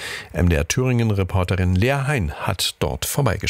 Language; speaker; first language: German; native; German